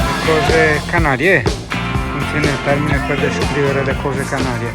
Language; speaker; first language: Italian; native; Italian